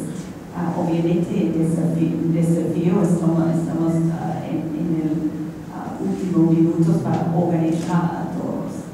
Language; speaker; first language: Spanish; non-native, fluent; English